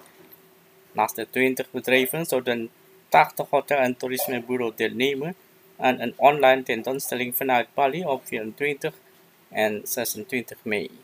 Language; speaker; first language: Dutch; non-native, local second language; Indonesian